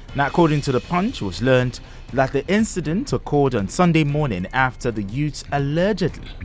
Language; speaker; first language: English; non-native, local second language; Yoruba